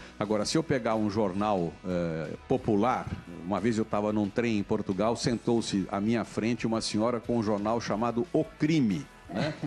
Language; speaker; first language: Portuguese; native; Portuguese